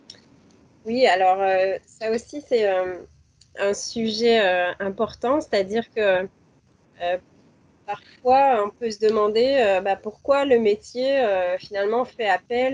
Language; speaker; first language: French; native; French